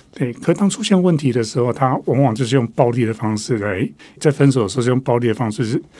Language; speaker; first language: Chinese; non-native, local second language; Min Nan Chinese